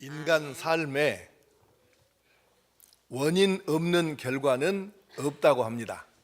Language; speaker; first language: Korean; native; Korean